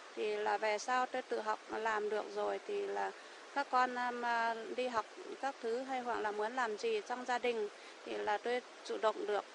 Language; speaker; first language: Vietnamese; non-native, local second language; Iu Mien